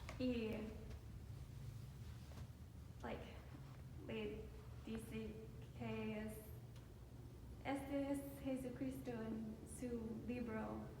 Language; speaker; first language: Spanish; non-native, learner; English